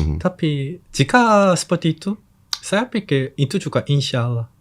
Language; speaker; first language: Indonesian; non-native, learner; Korean